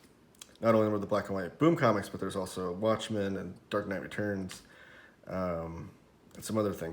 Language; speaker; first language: English; native; English